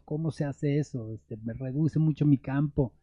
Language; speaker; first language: Spanish; native; Spanish